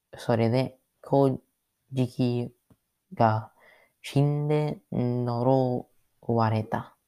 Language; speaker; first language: Japanese; non-native, learner; English